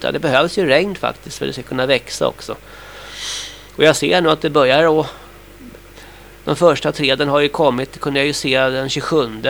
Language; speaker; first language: Swedish; native; Swedish